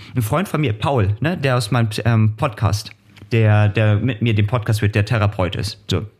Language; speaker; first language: German; native; German